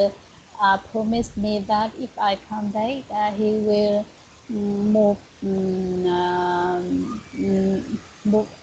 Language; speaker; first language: English; non-native, learner; Vietnamese